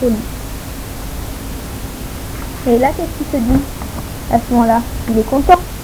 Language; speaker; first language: French; native; French